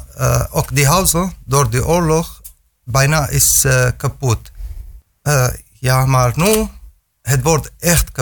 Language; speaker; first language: Dutch; non-native, learner; Arabic